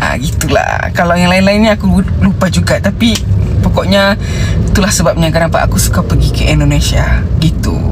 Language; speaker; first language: Malay; native; Malay